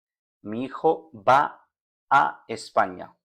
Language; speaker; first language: Spanish; non-native, fluent; Urdu